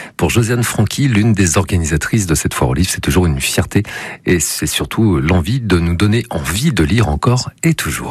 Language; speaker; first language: French; native; French